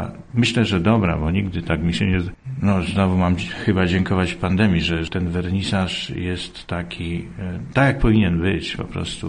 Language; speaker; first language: Polish; native; Polish